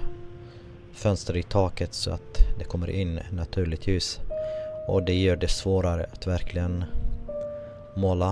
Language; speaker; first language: Swedish; non-native, fluent; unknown